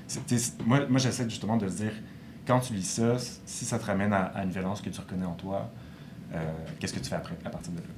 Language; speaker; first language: French; native; French